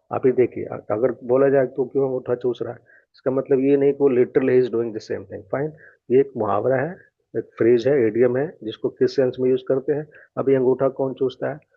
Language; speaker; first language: Hindi; native; Hindi